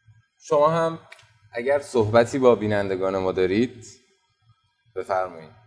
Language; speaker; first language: Persian; native; Persian